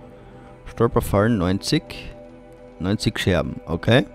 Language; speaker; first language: German; native; German